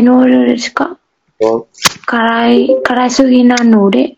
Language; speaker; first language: Japanese; non-native, learner; Vietnamese